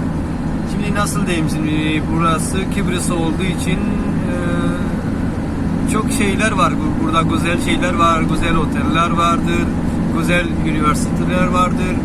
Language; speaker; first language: Turkish; non-native, learner; Urdu